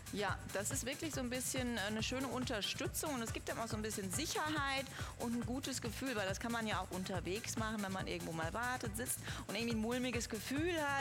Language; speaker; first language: German; native; German